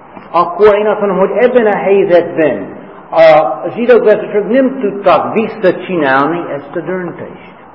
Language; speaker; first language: Hungarian; non-native, fluent; English